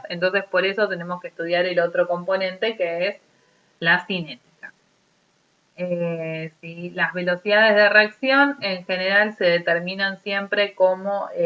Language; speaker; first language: Spanish; native; Spanish